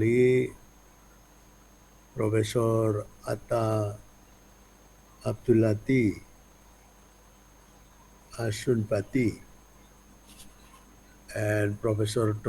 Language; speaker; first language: English; non-native, learner; Indonesian